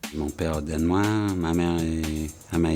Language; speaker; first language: French; non-native, fluent; English